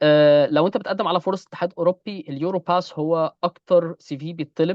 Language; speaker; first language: Arabic; native; Arabic